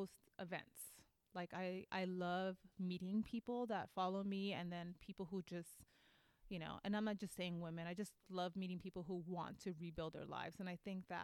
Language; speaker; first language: English; native; English